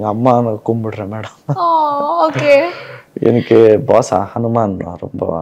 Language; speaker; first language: Tamil; non-native, learner; Kannada